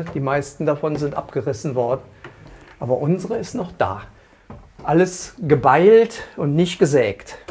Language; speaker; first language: German; native; German